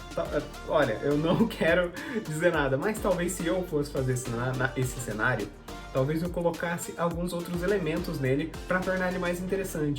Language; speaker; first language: Portuguese; native; Portuguese